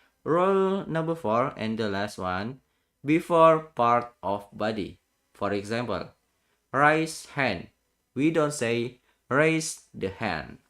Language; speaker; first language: English; non-native, learner; Indonesian